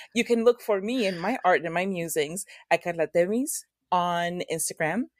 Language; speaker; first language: English; native; English